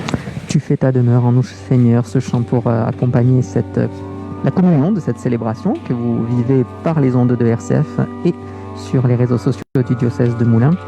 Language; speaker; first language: French; native; French